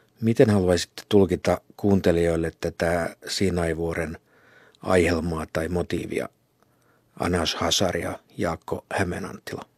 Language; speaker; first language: Finnish; native; Finnish